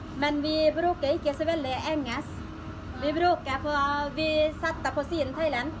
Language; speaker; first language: Norwegian; non-native, learner; Thai